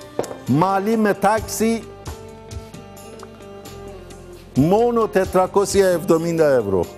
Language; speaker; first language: Greek; non-native, learner; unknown